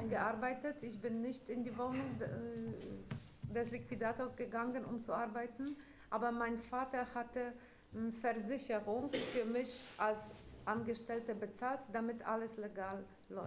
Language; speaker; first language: German; non-native, fluent; Polish